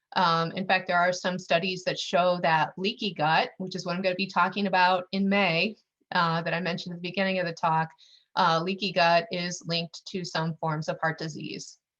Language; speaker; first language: English; native; English